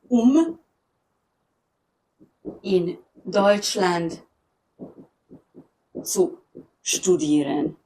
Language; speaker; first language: German; non-native, fluent; French